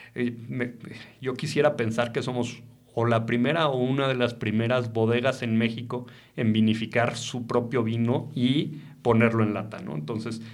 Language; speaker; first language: Spanish; native; Spanish